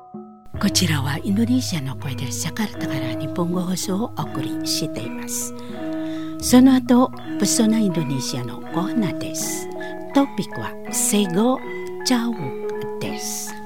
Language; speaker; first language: Japanese; non-native, learner; Indonesian